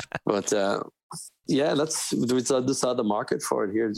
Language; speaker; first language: English; native; English